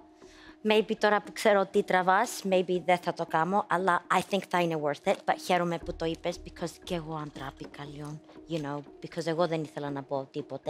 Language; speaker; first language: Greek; early bilingual, heritage; Greek